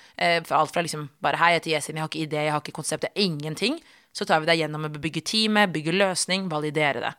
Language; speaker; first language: Norwegian; early bilingual, other home language; Tigrinya